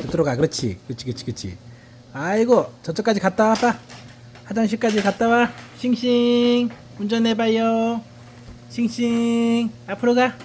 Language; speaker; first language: Korean; native; Korean